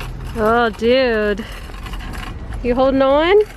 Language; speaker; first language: English; native; English